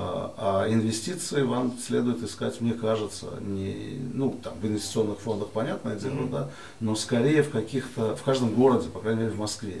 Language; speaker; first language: Russian; native; Russian